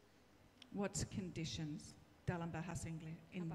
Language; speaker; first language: Indonesian; non-native, learner; English